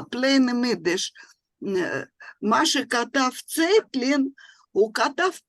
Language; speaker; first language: Hebrew; non-native, fluent; Russian